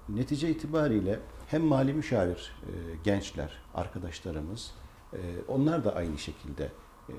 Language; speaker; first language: Turkish; native; Turkish